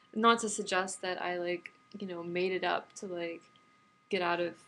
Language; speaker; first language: English; native; English